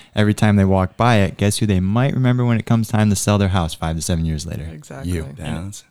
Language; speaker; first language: English; native; English